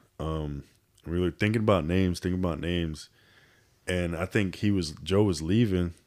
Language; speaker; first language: English; native; English